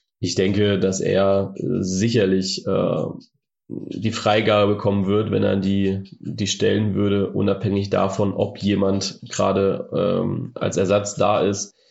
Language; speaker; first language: German; native; German